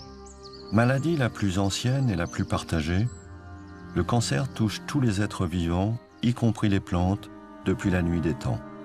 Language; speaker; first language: French; native; French